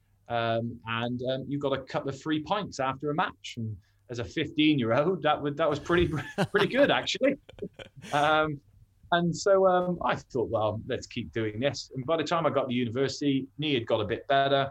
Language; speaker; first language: English; native; English